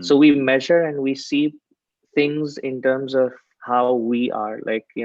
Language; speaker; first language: English; non-native, local second language; Hindi